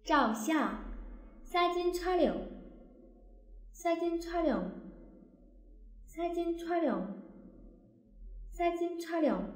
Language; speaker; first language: Korean; non-native, fluent; Chinese